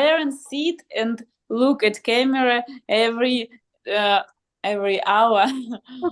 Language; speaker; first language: English; non-native, learner; Russian